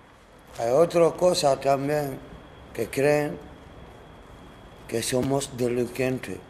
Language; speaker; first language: Spanish; non-native, learner; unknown